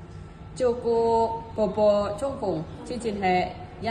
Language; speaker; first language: Chinese; non-native, learner; Indonesian